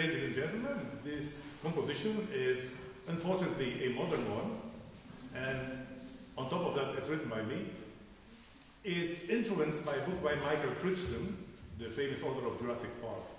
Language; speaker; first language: English; non-native, fluent; Dutch